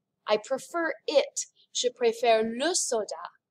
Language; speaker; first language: French; non-native, fluent; English